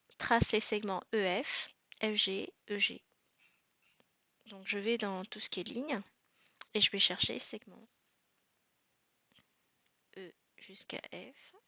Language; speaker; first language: French; native; French